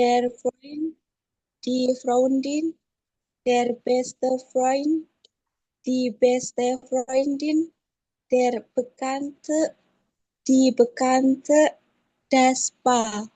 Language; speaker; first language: German; non-native, learner; Indonesian